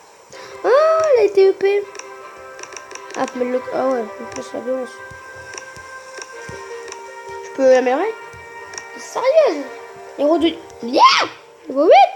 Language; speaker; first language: French; native; French